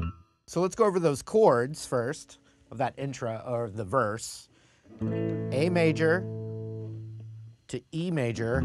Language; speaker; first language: English; native; English